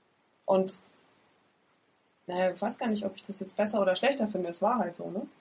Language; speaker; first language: German; native; German